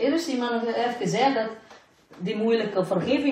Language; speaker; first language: Dutch; non-native, fluent; Indonesian